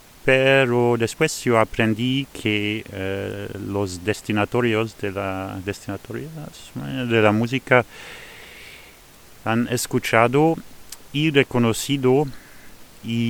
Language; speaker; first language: Spanish; non-native, fluent; Luxembourgish